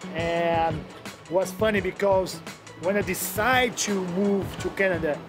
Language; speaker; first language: English; non-native, fluent; Portuguese